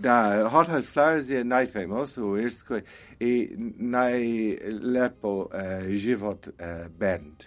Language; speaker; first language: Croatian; non-native, learner; English